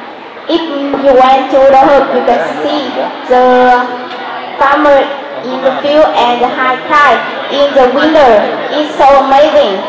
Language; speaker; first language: English; non-native, learner; Vietnamese